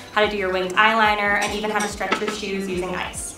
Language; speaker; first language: English; native; English